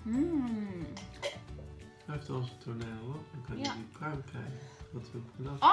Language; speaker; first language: Dutch; native; Dutch